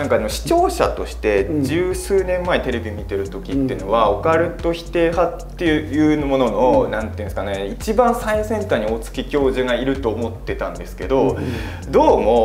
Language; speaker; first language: Japanese; native; Japanese